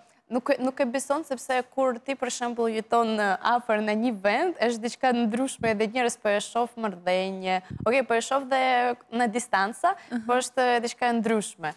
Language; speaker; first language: Albanian; non-native, learner; Russian